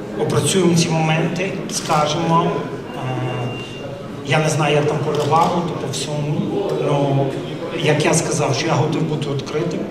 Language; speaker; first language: Ukrainian; non-native, local second language; Russian